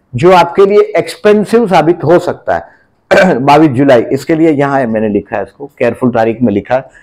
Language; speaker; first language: Hindi; native; Hindi